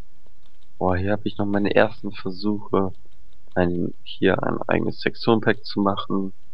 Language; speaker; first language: German; native; German